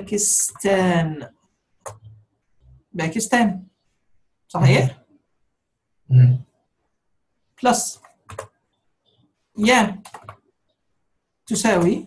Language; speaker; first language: Arabic; non-native, fluent; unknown